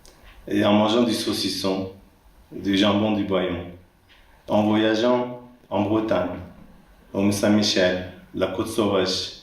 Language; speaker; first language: French; non-native, fluent; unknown